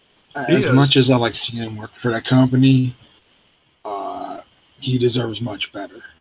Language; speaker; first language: English; native; English